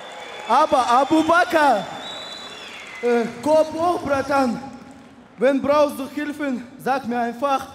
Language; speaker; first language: German; non-native, learner; Russian